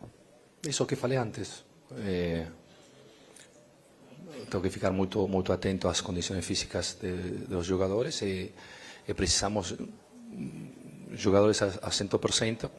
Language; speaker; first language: Portuguese; non-native, fluent; Spanish